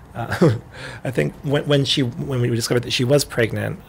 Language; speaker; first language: English; native; English